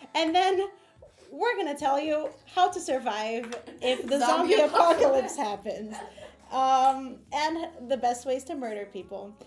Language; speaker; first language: English; non-native, fluent; Portuguese